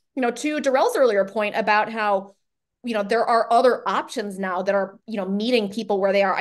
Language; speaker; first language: English; native; English